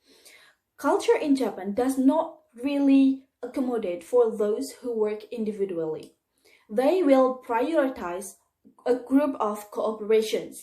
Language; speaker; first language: English; non-native, learner; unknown